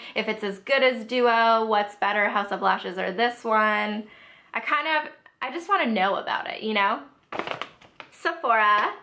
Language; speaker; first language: English; native; English